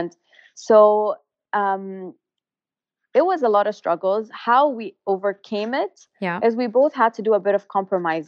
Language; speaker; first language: English; non-native, local second language; Arabic